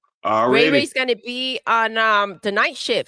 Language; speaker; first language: English; native; English